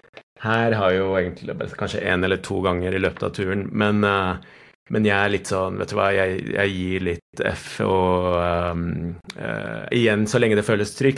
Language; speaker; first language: Norwegian; non-native, fluent; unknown